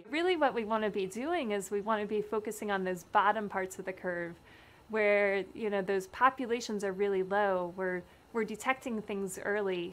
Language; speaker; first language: English; native; English